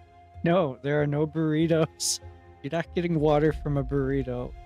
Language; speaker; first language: English; native; English